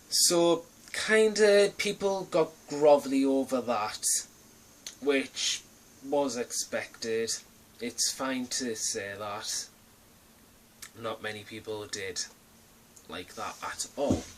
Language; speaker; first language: English; native; English